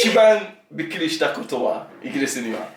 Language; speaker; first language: Japanese; non-native, fluent; English